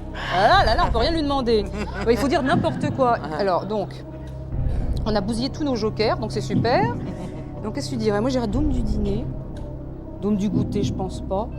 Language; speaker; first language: French; native; French